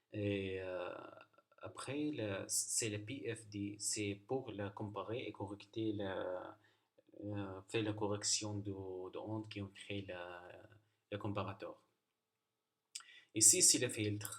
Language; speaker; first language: French; non-native, learner; Arabic